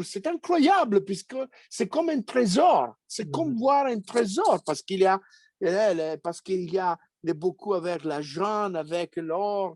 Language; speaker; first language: French; non-native, fluent; Italian